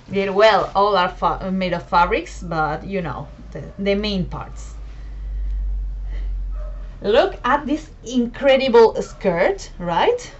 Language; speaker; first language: English; non-native, fluent; Spanish